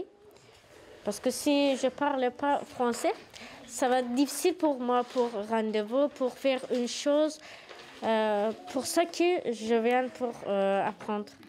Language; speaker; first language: French; non-native, learner; Ukrainian